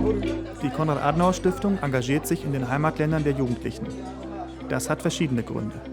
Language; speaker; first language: German; native; German